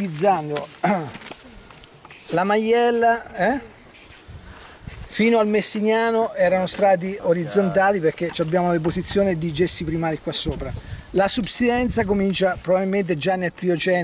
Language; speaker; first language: Italian; native; Italian